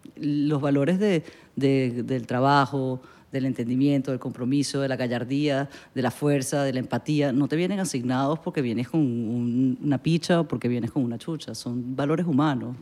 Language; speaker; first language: Spanish; native; Spanish